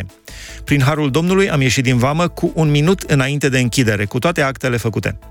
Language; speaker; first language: Romanian; native; Romanian